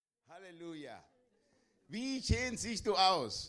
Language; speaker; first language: German; non-native, learner; Spanish